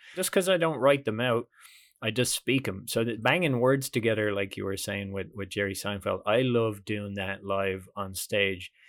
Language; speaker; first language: English; native; English